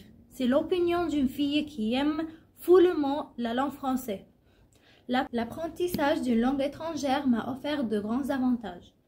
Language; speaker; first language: French; non-native, learner; Arabic